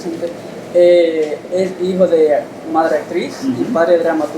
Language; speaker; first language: Spanish; native; Spanish